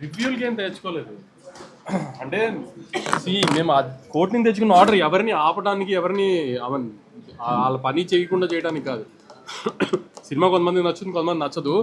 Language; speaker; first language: Telugu; native; Telugu